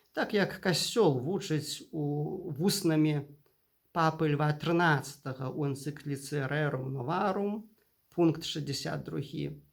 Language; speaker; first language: Belarusian; native; Belarusian